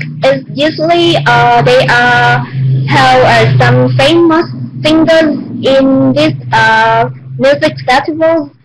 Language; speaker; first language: English; non-native, learner; Vietnamese